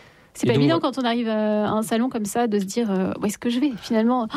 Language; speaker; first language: French; native; French